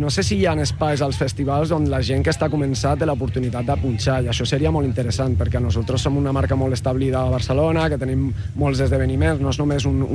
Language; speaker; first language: Catalan; non-native, local second language; Spanish